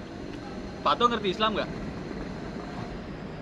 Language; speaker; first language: Indonesian; native; Indonesian